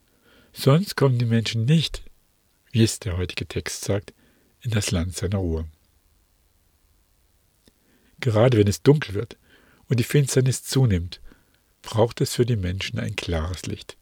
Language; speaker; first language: German; native; German